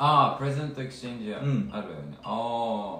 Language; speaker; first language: Japanese; non-native, fluent; Lithuanian